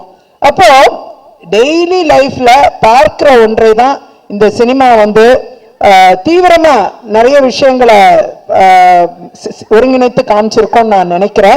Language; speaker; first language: Tamil; native; Tamil